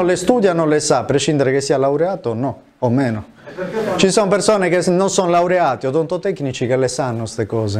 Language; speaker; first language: Italian; native; Italian